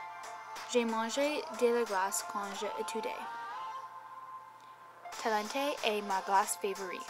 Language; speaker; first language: French; non-native, learner; English